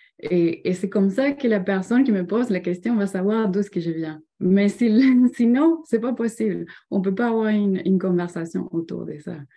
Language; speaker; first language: French; non-native, fluent; Spanish